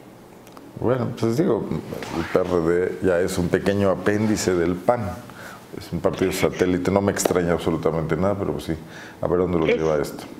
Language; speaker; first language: Spanish; native; Spanish